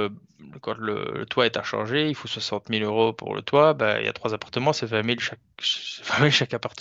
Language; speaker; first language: French; native; French